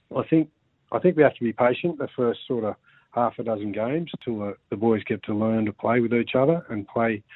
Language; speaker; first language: English; native; English